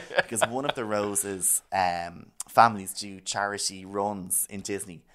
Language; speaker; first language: English; native; English